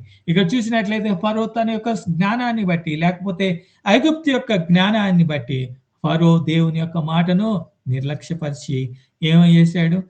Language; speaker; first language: Telugu; native; Telugu